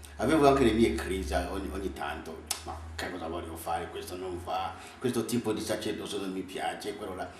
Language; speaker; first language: Italian; non-native, fluent; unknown